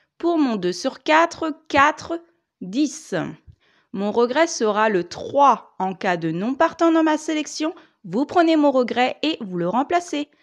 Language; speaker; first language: French; native; French